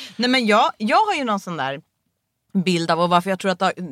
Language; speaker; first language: Swedish; native; Swedish